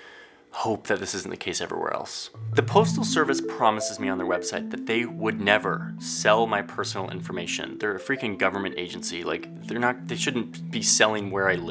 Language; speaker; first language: English; native; English